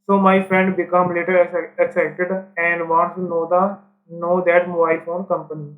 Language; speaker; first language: English; non-native, local second language; Punjabi